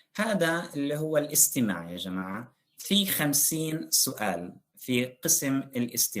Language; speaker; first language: Arabic; native; Arabic